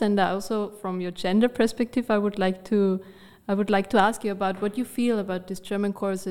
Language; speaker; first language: English; non-native, fluent; German